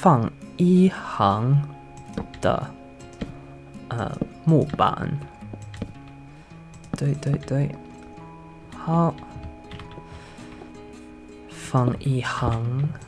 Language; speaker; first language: Chinese; non-native, learner; English